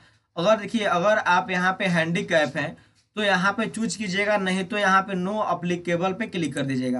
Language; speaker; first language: Hindi; native; Hindi